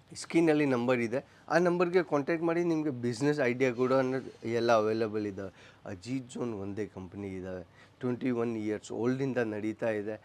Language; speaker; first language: Kannada; non-native, local second language; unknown